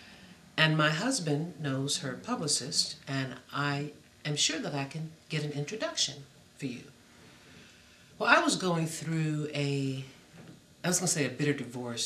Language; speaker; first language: English; native; English